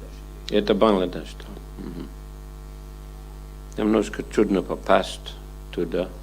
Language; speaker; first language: Russian; non-native, fluent; English